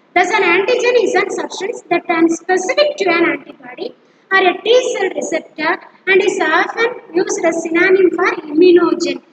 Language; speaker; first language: English; non-native, local second language; Tamil